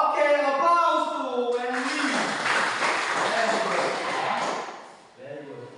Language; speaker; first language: English; non-native, learner; Indonesian